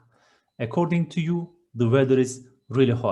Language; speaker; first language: English; non-native, fluent; Turkish